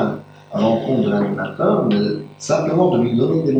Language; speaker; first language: French; native; French